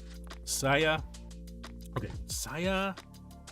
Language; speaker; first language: Indonesian; non-native, learner; English